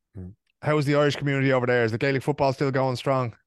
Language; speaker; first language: English; native; English